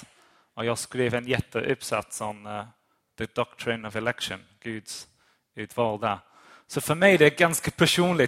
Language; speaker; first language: Swedish; non-native, fluent; English